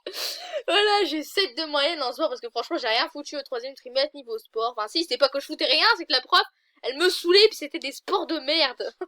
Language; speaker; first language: French; native; French